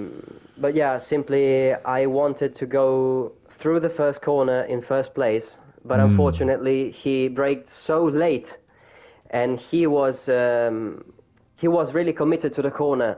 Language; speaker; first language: English; non-native, fluent; Italian